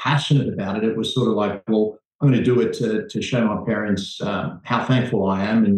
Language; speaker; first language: English; native; English